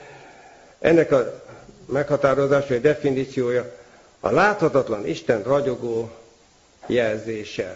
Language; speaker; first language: Hungarian; native; Hungarian